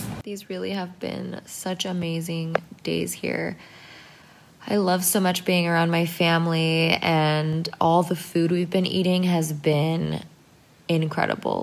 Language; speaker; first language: English; early bilingual, other home language; Spanish